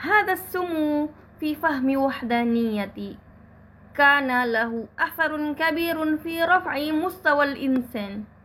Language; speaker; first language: Arabic; non-native, fluent; Indonesian